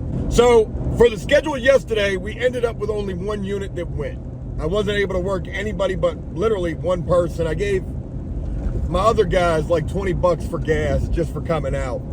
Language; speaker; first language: English; native; English